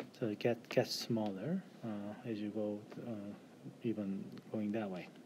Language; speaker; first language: English; non-native, fluent; Korean